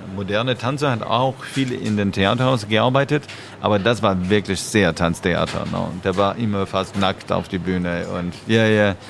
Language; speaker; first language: German; non-native, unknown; French